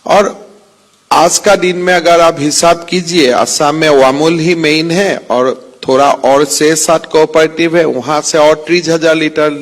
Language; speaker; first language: Hindi; non-native, local second language; Assamese